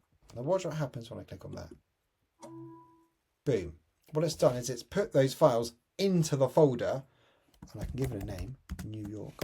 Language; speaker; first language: English; native; English